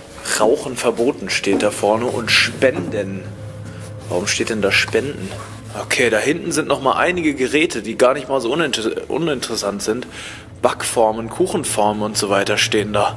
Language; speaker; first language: German; native; German